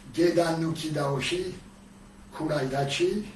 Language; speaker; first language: English; non-native, learner; French